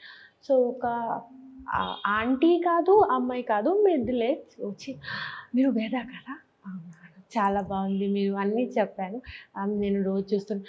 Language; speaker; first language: Telugu; non-native, fluent; Bangla